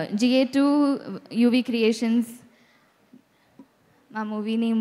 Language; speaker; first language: Telugu; non-native, learner; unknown